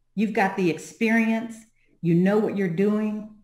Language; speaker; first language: English; native; English